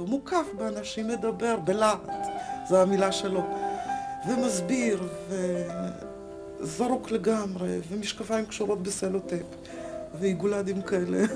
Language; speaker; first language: Hebrew; native; Hebrew